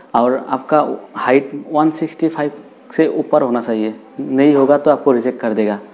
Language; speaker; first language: Hindi; non-native, local second language; Assamese